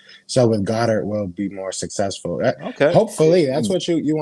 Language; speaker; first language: English; native; English